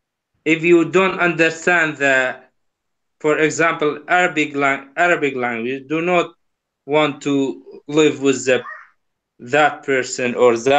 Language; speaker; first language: English; non-native, learner; Kurdish